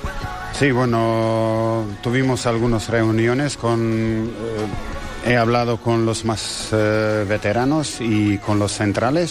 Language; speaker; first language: Spanish; non-native, fluent; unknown